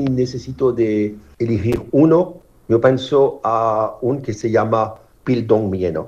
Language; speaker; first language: Spanish; non-native, fluent; French